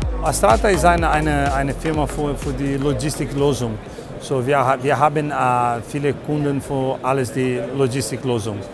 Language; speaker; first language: German; non-native, learner; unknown